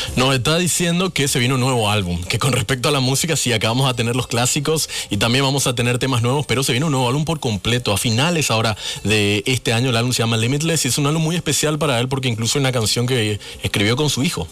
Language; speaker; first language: Spanish; native; Spanish